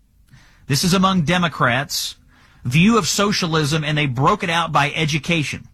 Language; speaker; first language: English; native; English